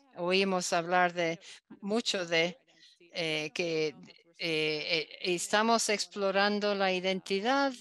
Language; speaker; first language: Spanish; non-native, learner; Dutch